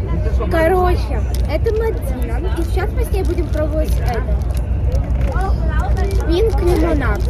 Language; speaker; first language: Russian; early bilingual, heritage; Russian